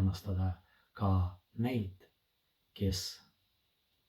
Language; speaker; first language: Estonian; non-native, fluent; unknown